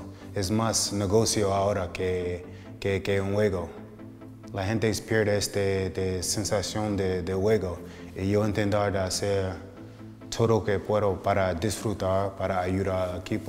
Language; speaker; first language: Spanish; non-native, fluent; English